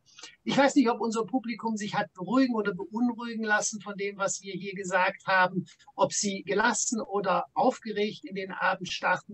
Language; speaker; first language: German; native; German